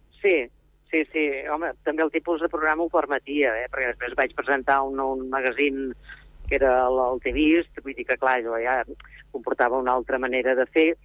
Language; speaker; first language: Catalan; native; Catalan